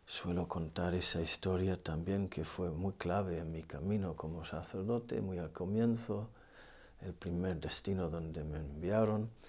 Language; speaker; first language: Spanish; non-native, fluent; English